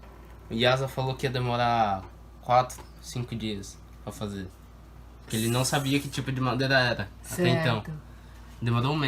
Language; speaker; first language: Portuguese; native; Portuguese